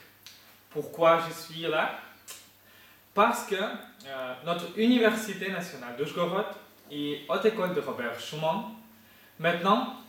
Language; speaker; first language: French; non-native, fluent; Ukrainian